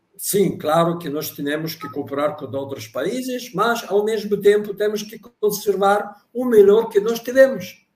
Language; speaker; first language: Portuguese; non-native, fluent; Russian